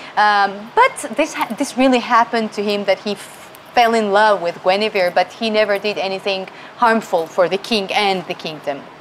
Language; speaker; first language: English; non-native, fluent; Georgian